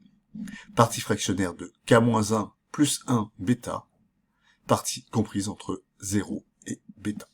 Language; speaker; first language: French; native; French